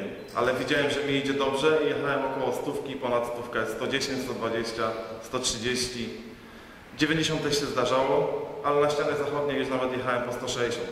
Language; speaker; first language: Polish; native; Polish